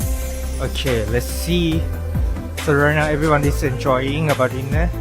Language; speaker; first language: English; non-native, learner; Thai